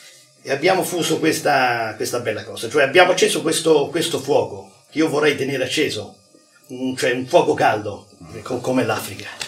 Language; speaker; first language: Italian; native; Italian